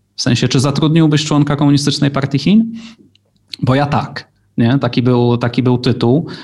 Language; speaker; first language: Polish; native; Polish